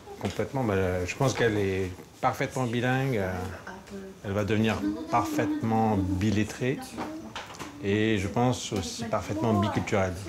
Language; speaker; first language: French; native; French